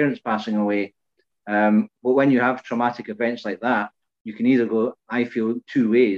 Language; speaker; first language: English; native; English